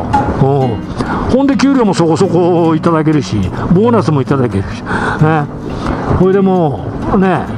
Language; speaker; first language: Japanese; native; Japanese